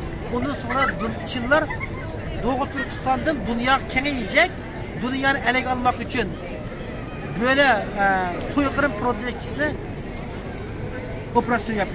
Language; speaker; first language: Turkish; non-native, learner; Uyghur